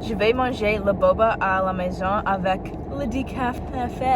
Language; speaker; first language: French; non-native, learner; English